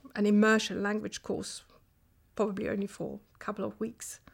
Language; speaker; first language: English; non-native, fluent; German